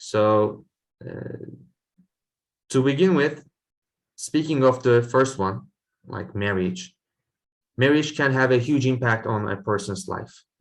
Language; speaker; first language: English; non-native, fluent; Turkish